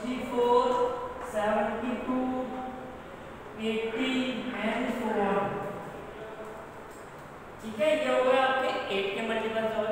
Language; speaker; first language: Hindi; native; Hindi